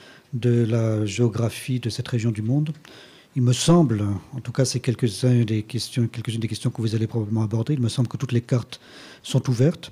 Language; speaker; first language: French; native; French